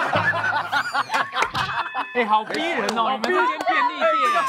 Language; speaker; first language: Chinese; native; Chinese